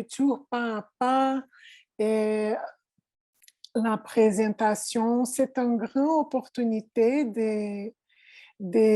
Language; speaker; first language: French; non-native, learner; Portuguese